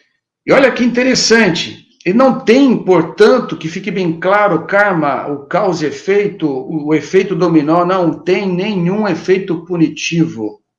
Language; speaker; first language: Portuguese; native; Portuguese